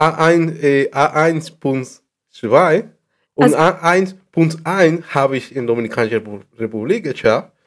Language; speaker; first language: German; non-native, learner; Spanish